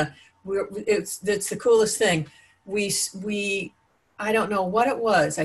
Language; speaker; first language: English; native; English